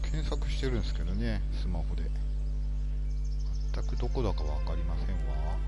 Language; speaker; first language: Japanese; native; Japanese